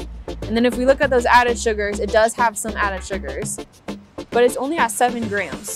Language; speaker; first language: English; native; English